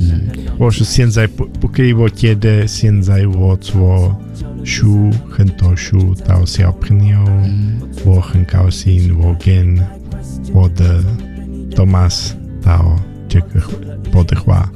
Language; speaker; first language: Chinese; non-native, learner; Czech